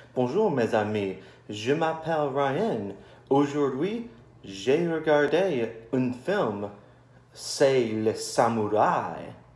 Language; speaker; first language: French; non-native, learner; English